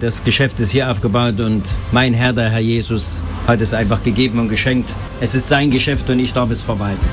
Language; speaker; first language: German; native; German